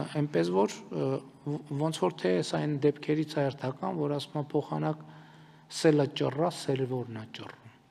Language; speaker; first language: Armenian; native; Armenian